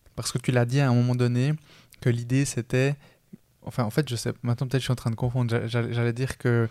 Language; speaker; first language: French; non-native, fluent; Spanish